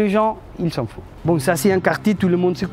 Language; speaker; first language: French; non-native, fluent; Portuguese